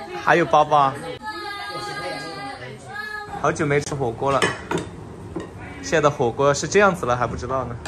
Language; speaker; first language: Chinese; native; Chinese